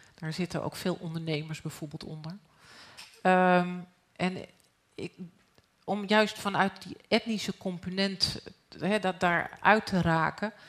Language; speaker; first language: Dutch; native; Dutch